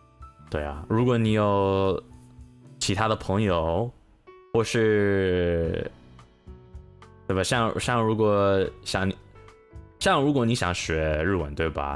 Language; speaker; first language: Chinese; non-native, learner; English